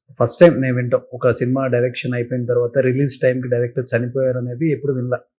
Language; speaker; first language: Telugu; native; Telugu